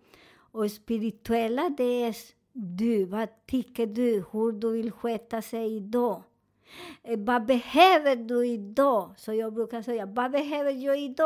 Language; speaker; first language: Swedish; non-native, learner; Spanish